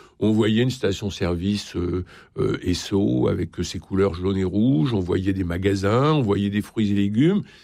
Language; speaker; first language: French; native; French